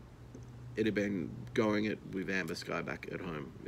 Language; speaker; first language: English; native; English